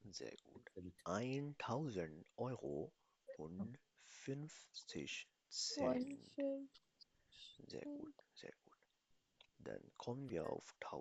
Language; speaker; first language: German; non-native, fluent; Urdu